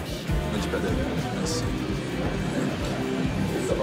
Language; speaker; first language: French; non-native, local second language; Dutch